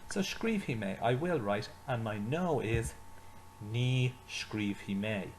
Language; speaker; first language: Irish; non-native, local second language; English